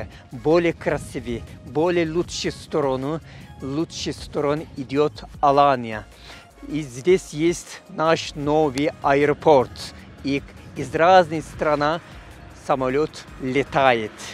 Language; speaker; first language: Russian; non-native, learner; Turkish